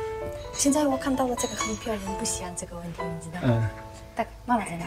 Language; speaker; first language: Chinese; non-native, learner; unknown